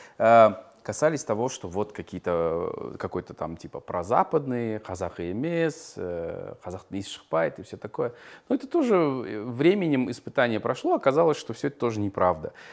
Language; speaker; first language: Russian; native; Russian